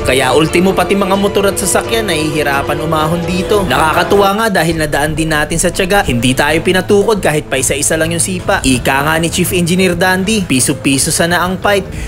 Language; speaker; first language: Filipino; non-native, local second language; Bikol